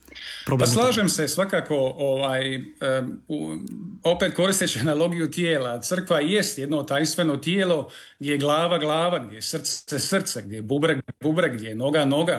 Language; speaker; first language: Serbian; native; Serbian